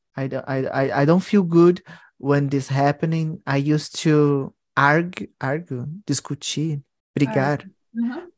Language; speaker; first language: English; non-native, fluent; Portuguese